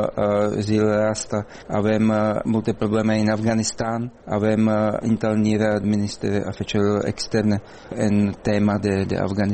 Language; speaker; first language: Romanian; non-native, learner; Czech